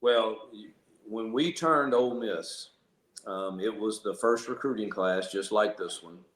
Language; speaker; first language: English; native; English